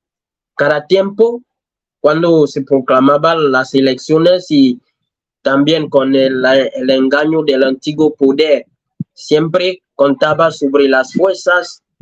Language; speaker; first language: Spanish; non-native, learner; French